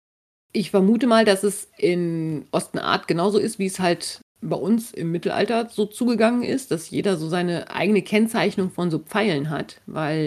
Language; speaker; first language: German; native; German